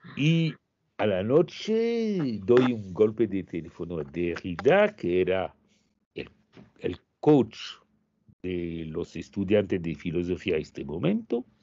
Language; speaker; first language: Spanish; non-native, fluent; French